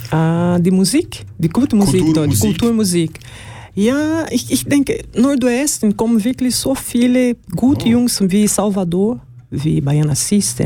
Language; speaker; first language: German; non-native, learner; Portuguese